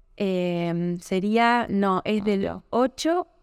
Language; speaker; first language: Spanish; native; Spanish